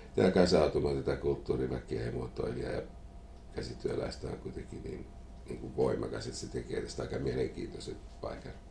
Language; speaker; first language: Finnish; native; Finnish